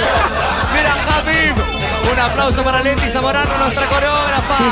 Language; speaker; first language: Spanish; native; Spanish